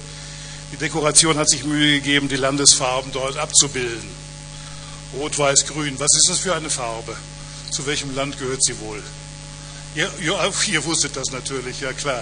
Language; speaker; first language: German; native; German